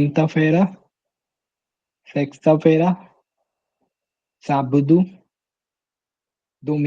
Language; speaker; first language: Portuguese; non-native, learner; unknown